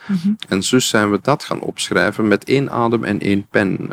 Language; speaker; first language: Dutch; native; Dutch